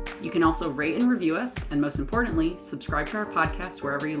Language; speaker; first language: English; native; English